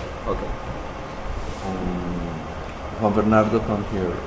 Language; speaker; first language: English; non-native, learner; Spanish